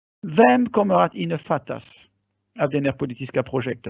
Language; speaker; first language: Swedish; non-native, fluent; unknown